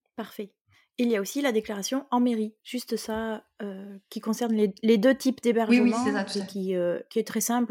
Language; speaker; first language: French; native; French